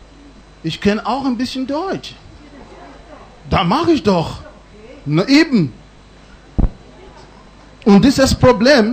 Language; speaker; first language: German; non-native, learner; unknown